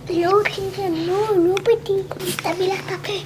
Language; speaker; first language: Hebrew; early bilingual, other home language; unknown